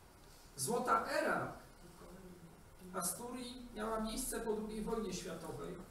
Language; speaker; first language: Polish; native; Polish